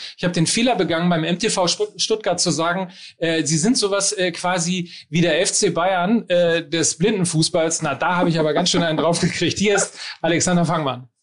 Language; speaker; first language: German; native; German